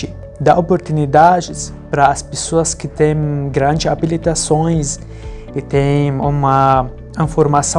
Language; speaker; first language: Portuguese; non-native, fluent; Arabic